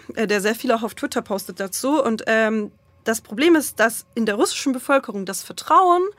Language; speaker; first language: German; early bilingual, other home language; Russian